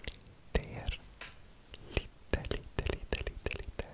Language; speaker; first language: Swedish; non-native, learner; English